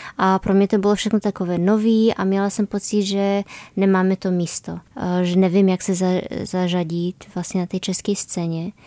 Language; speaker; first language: Czech; non-native, fluent; Polish